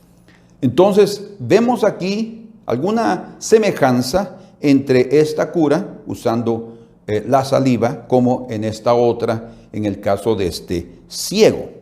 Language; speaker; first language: Spanish; native; Spanish